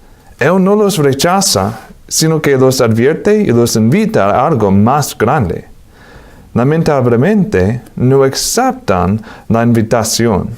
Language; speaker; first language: Spanish; non-native, fluent; English